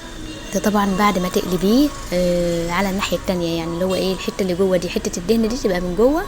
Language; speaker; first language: Arabic; native; Arabic